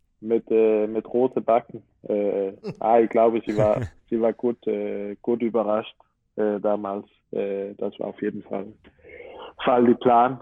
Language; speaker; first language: German; non-native, fluent; Danish